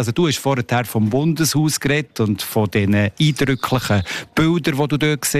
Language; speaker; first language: German; native; German